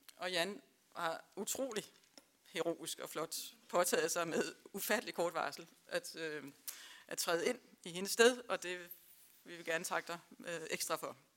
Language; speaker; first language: Danish; native; Danish